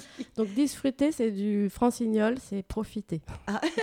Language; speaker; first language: French; native; French